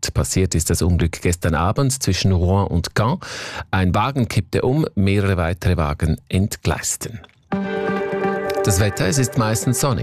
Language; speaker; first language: German; native; German